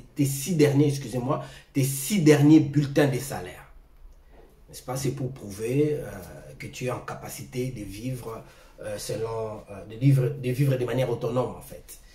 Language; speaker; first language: French; non-native, local second language; Lingala